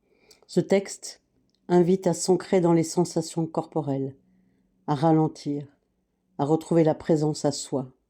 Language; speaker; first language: French; native; French